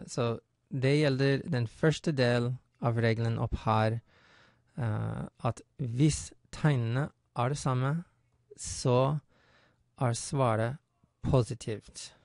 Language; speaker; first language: Norwegian; non-native, fluent; English